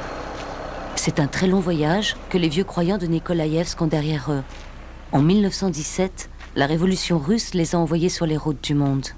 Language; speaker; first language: French; native; French